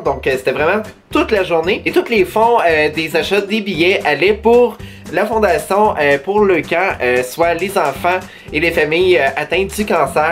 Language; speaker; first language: French; native; French